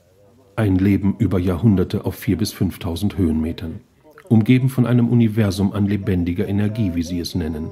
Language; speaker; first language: German; native; German